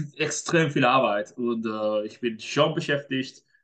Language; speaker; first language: German; non-native, fluent; Spanish